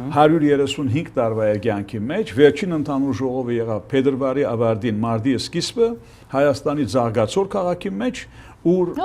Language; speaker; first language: Armenian; early bilingual, heritage; Armenian